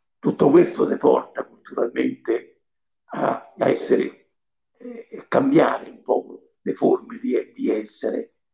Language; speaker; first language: Italian; native; Italian